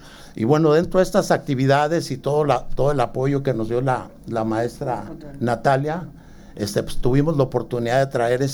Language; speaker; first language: Spanish; native; Spanish